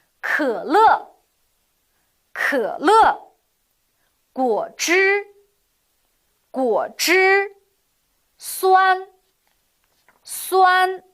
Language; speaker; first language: Chinese; non-native, fluent; Uyghur